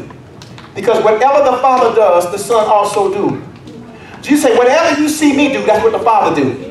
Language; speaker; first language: English; native; English